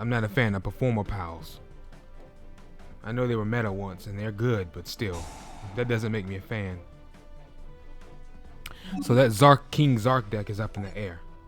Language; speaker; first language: English; native; English